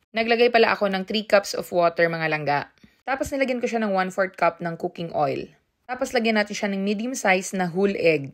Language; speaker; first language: Filipino; non-native, local second language; Cebuano